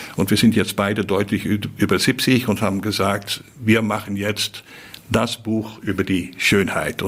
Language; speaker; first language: German; non-native, fluent; Dutch